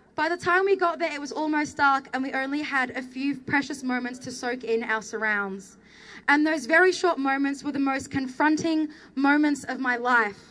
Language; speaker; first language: English; early bilingual, other home language; Arabic